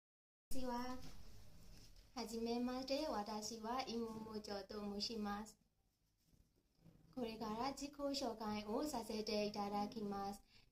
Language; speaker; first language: Japanese; non-native, learner; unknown